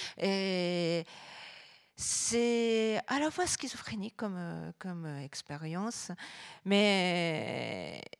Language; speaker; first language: French; non-native, fluent; Japanese